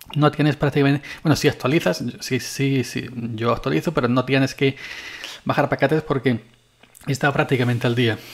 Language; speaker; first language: Spanish; native; Spanish